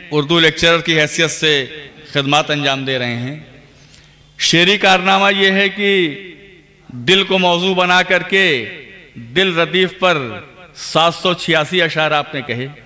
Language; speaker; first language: Urdu; native; Urdu